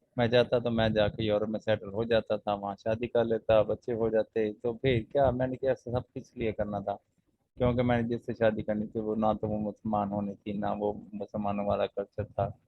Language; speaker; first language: Urdu; non-native, local second language; Punjabi